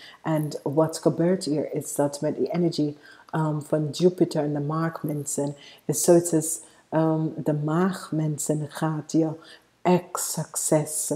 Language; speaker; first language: Dutch; non-native, fluent; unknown